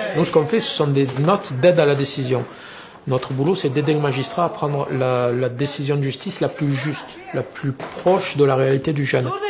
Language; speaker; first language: French; native; French